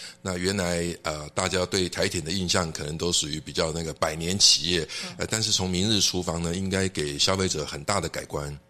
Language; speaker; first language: Chinese; native; Chinese